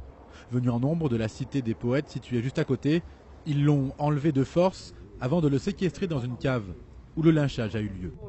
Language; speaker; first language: French; native; French